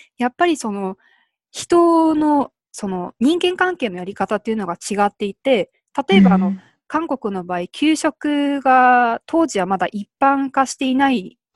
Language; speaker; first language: Japanese; early bilingual, other home language; Korean